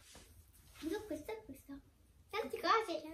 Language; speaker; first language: Italian; non-native, learner; Filipino